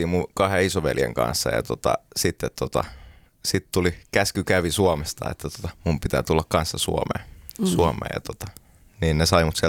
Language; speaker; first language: Finnish; early bilingual, heritage; Finnish